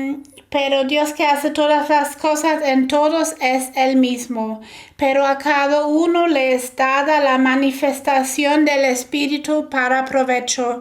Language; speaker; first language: Spanish; non-native, fluent; German